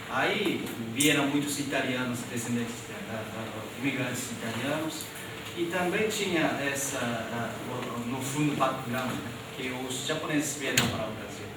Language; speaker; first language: Portuguese; non-native, fluent; Japanese